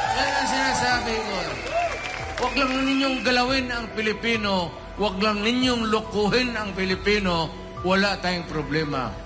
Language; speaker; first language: Filipino; non-native, local second language; Cebuano